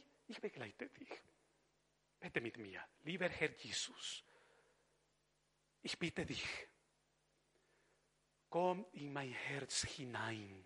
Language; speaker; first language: German; non-native, fluent; Spanish